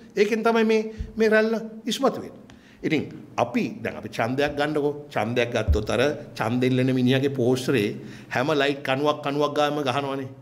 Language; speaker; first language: Sinhala; native; Sinhala